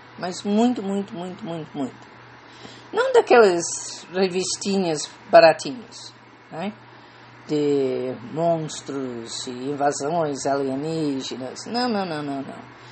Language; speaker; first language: Portuguese; non-native, fluent; English